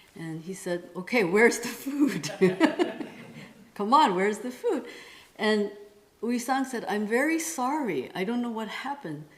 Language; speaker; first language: English; non-native, fluent; Korean